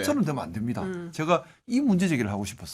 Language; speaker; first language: Korean; native; Korean